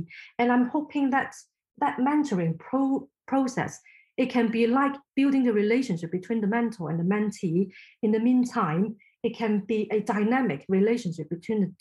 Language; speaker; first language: English; non-native, local second language; Cantonese